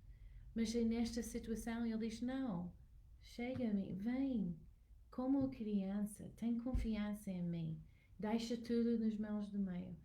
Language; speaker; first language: Portuguese; non-native, learner; English